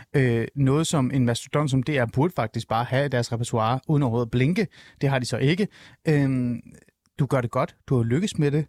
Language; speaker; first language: Danish; early bilingual, other home language; Persian